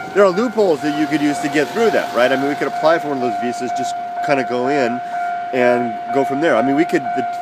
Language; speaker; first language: English; native; English